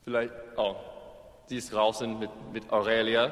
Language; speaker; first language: German; non-native, fluent; English